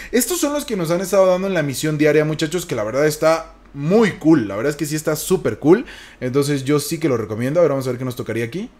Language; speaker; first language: Spanish; native; Spanish